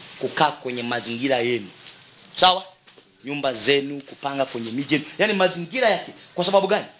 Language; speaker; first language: Swahili; native; Swahili